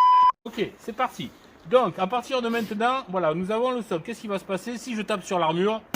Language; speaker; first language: French; native; French